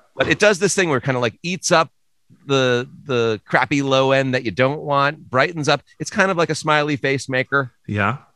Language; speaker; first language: English; native; English